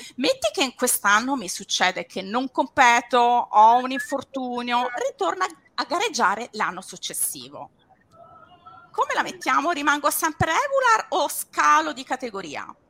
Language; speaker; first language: Italian; native; Italian